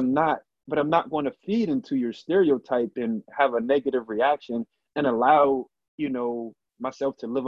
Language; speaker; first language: English; native; English